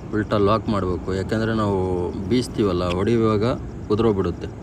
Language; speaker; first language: Kannada; native; Kannada